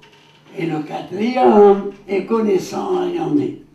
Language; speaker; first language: French; non-native, learner; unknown